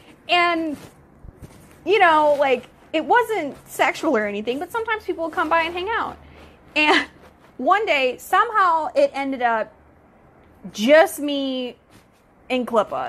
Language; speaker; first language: English; native; English